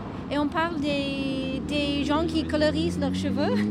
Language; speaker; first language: French; non-native, fluent; English